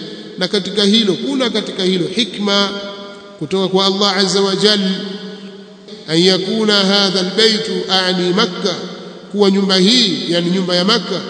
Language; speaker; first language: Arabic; non-native, fluent; Swahili